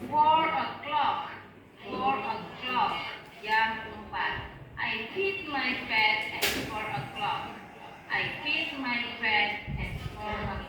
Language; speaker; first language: English; non-native, fluent; Indonesian